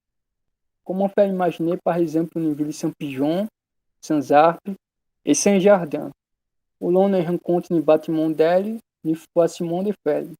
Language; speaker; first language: French; non-native, learner; Portuguese